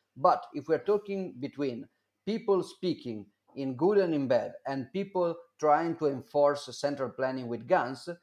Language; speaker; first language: English; non-native, fluent; Italian